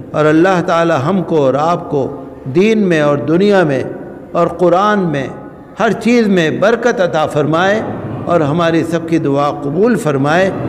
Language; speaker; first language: Urdu; native; Urdu